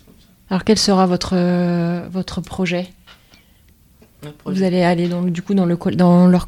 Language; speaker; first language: French; native; French